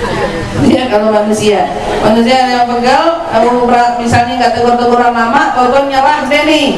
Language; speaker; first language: Indonesian; native; Indonesian